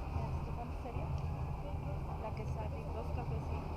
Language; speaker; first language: Spanish; native; Spanish